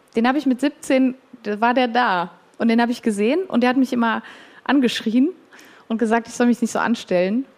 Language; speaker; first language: German; native; German